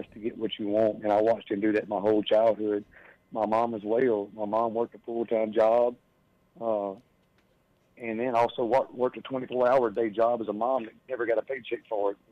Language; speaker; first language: English; native; English